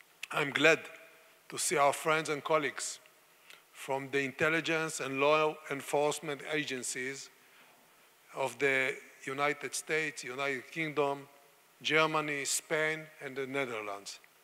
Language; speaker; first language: English; non-native, fluent; Hebrew